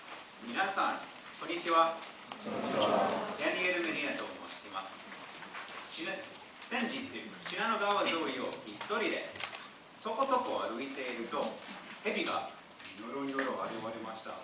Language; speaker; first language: Japanese; non-native, learner; English